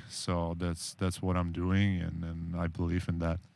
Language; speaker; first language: English; non-native, learner; Czech